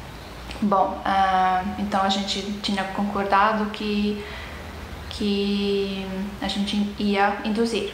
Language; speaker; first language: Portuguese; non-native, fluent; Estonian